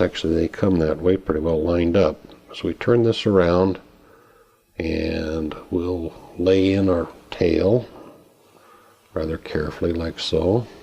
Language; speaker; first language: English; native; English